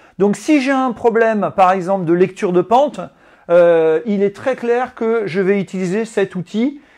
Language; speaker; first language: French; native; French